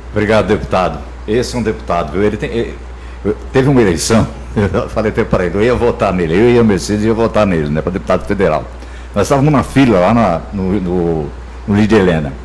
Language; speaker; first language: Portuguese; native; Portuguese